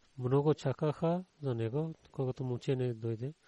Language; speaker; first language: Bulgarian; non-native, learner; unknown